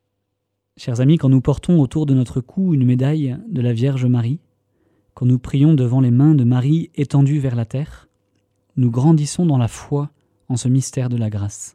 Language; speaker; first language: French; native; French